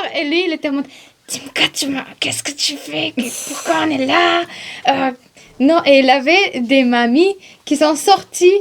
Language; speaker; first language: French; non-native, fluent; Bulgarian